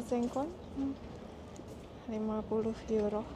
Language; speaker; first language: French; non-native, learner; Indonesian